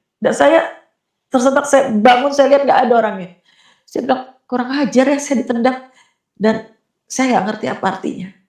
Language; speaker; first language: Indonesian; native; Indonesian